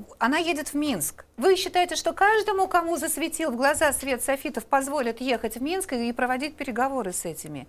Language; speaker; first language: Russian; native; Russian